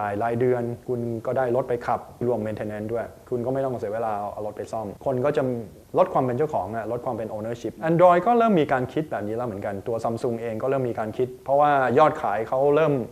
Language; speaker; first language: Thai; native; Thai